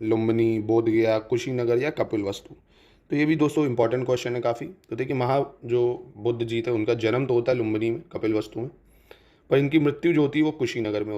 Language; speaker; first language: Hindi; native; Hindi